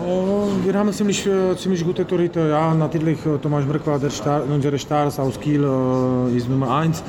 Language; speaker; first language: German; non-native, learner; Czech